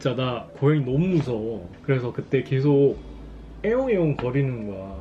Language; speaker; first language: Korean; non-native, learner; Indonesian